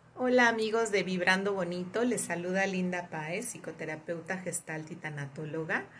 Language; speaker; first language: Spanish; native; Spanish